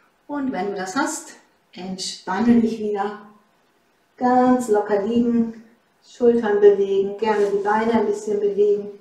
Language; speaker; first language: German; native; German